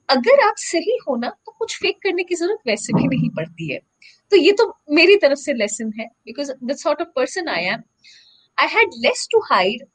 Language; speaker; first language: Hindi; native; Hindi